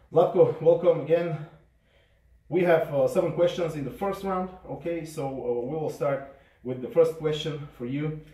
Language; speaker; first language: English; non-native, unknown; Slovak